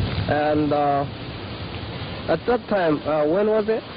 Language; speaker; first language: English; non-native, fluent; Japanese